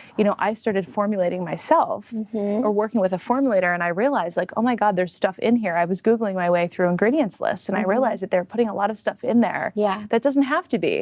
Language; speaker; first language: English; native; English